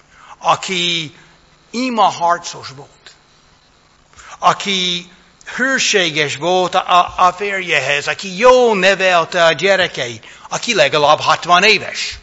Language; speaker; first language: Hungarian; non-native, fluent; English